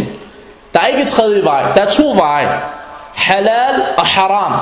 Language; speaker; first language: Danish; non-native, fluent; Arabic